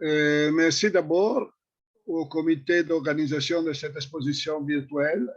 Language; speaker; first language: French; non-native, fluent; Italian